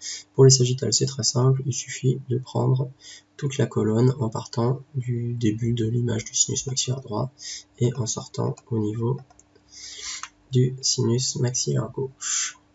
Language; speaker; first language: French; native; French